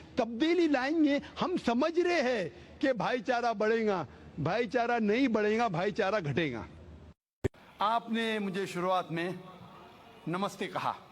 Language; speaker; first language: Hindi; non-native, local second language; Konkani